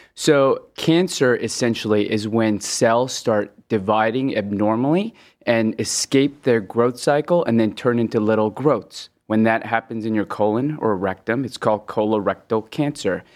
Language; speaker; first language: English; early bilingual, other home language; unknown